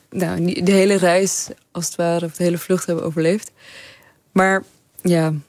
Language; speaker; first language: Dutch; early bilingual, other home language; Persian